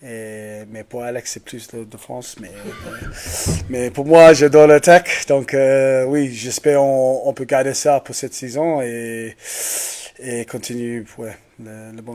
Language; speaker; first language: French; non-native, learner; English